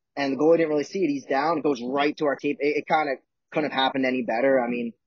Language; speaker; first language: English; native; English